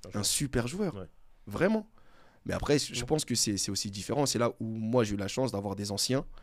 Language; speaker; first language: French; native; French